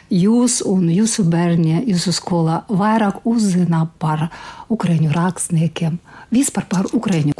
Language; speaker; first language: Latvian; non-native, learner; Ukrainian